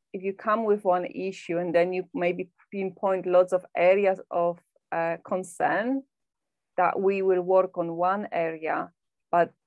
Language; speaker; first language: English; non-native, fluent; Polish